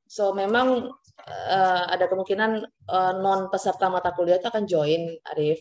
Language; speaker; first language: Indonesian; native; Indonesian